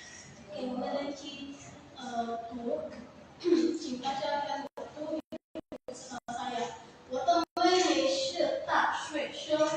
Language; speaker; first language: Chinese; non-native, fluent; Indonesian